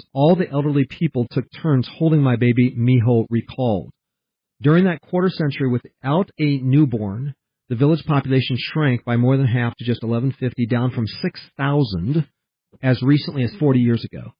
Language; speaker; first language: English; early bilingual, heritage; English